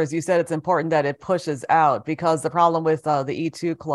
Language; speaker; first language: English; native; English